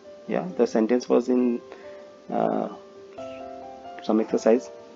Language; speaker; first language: English; non-native, local second language; Hindi